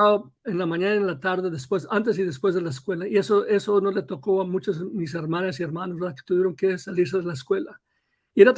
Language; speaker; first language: Spanish; early bilingual, heritage; Spanish